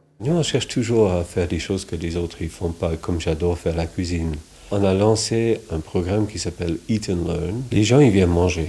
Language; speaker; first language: French; non-native, fluent; English